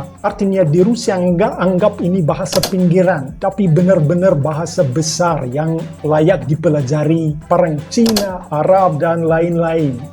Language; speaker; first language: Indonesian; non-native, fluent; Russian